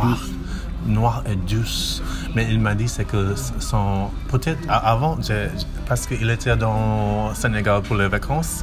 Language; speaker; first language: French; non-native, learner; English